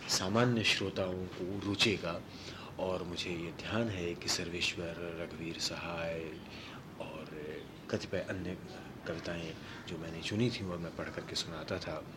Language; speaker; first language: Hindi; non-native, local second language; Marwari